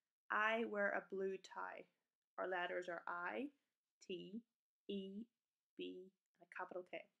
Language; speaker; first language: English; native; English